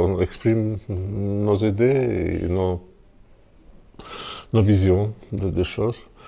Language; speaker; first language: French; non-native, fluent; Russian